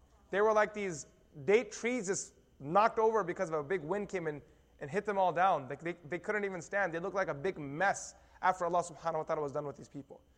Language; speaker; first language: English; native; English